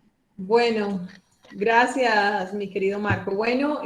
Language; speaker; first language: Spanish; native; Spanish